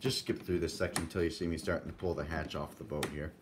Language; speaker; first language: English; native; English